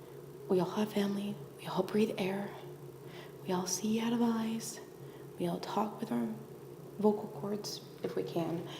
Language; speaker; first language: English; native; English